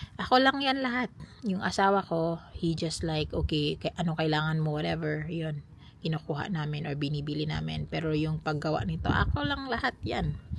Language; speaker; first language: Filipino; non-native, local second language; Cebuano